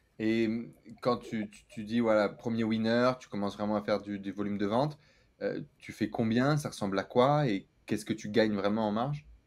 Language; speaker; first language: French; native; French